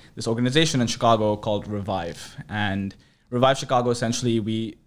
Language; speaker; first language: English; non-native, local second language; Hindi